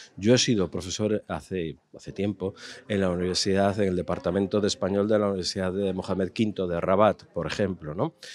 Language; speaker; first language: Spanish; native; Spanish